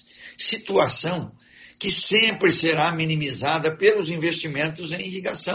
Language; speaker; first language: Portuguese; native; Portuguese